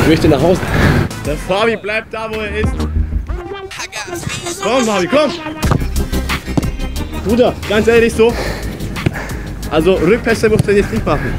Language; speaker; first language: German; native; German